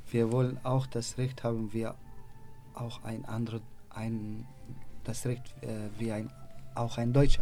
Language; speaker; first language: German; non-native, learner; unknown